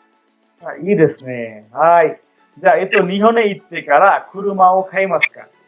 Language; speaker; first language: Japanese; non-native, fluent; Bangla